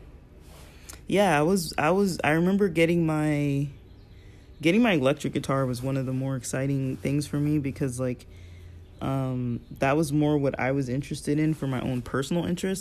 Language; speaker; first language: English; native; English